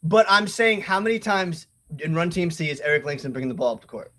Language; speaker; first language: English; native; English